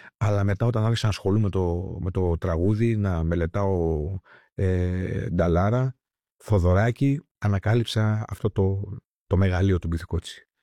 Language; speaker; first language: Greek; early bilingual, heritage; Greek